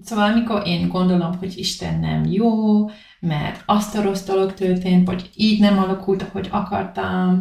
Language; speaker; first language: Hungarian; non-native, learner; English